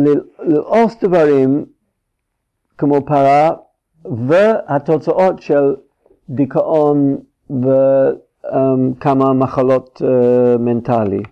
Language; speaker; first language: Hebrew; non-native, fluent; English